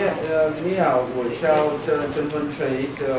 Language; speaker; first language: Chinese; non-native, learner; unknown